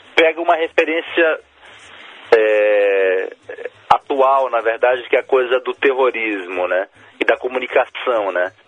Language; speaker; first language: Portuguese; native; Portuguese